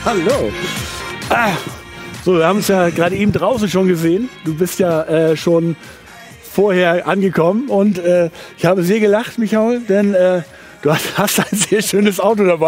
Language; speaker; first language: German; native; German